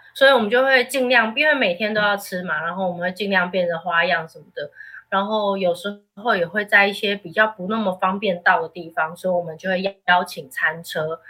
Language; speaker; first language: Chinese; native; Chinese